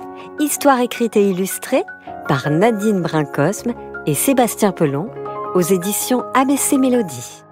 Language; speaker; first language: French; native; French